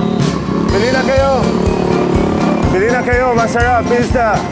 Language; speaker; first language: Filipino; non-native, learner; Arabic